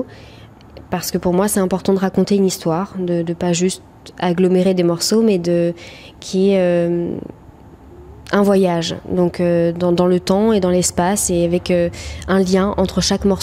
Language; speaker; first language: French; native; French